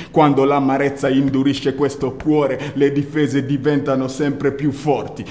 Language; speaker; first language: Italian; early bilingual, other home language; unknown